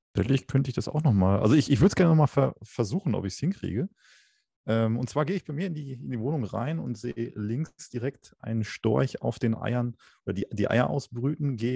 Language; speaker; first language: German; native; German